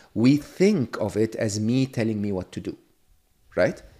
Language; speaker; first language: English; non-native, fluent; Arabic